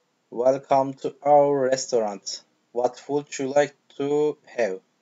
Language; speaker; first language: English; non-native, fluent; Turkish